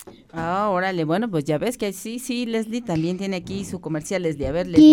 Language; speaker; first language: Spanish; native; Spanish